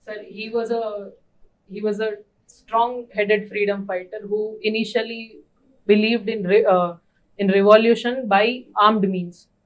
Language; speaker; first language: English; non-native, local second language; Gujarati